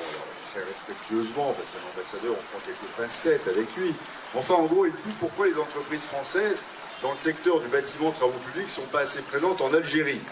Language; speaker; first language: French; native; French